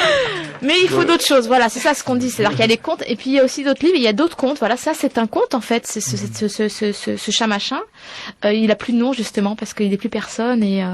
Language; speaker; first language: French; native; French